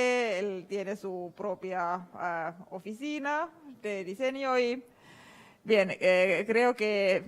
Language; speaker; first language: Spanish; non-native, fluent; Finnish